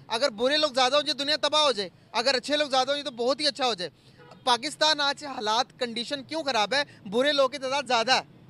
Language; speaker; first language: Urdu; native; Urdu